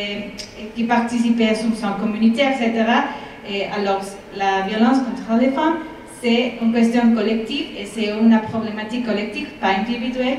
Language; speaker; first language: French; non-native, fluent; Spanish